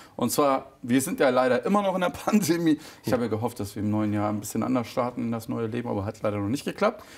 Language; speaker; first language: German; early bilingual, other home language; Turkish